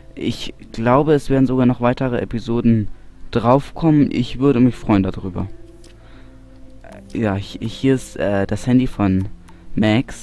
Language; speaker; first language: German; native; German